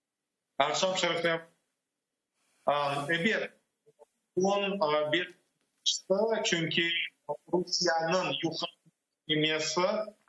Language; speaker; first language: Turkish; non-native, learner; Crimean Tatar